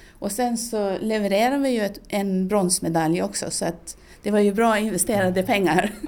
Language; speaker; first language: Swedish; native; Swedish